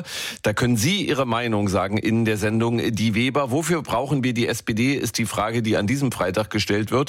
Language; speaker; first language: German; native; German